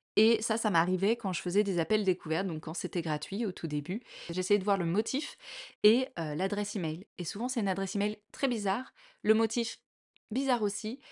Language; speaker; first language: French; native; French